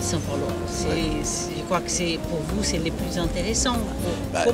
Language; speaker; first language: French; non-native, learner; Portuguese